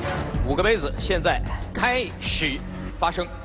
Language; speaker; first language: Chinese; native; Chinese